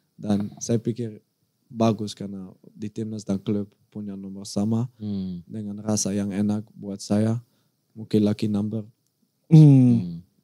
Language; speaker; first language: Indonesian; non-native, learner; Dutch